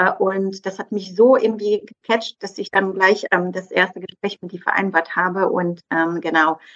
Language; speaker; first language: German; non-native, fluent; Polish